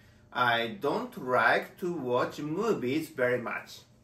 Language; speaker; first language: English; non-native, learner; Japanese